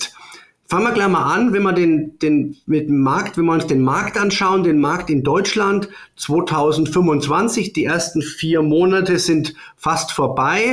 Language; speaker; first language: German; native; German